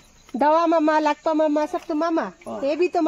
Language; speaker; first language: Hindi; non-native, local second language; Bangla